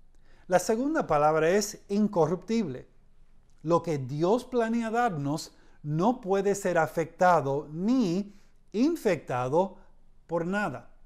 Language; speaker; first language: Spanish; early bilingual, heritage; Spanish